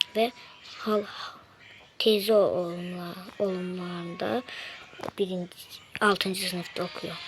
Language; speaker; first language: Turkish; non-native, learner; Azerbaijani